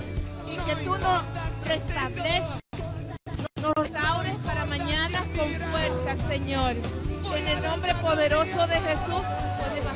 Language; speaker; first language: Spanish; native; Spanish